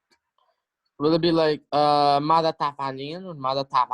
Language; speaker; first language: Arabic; non-native, learner; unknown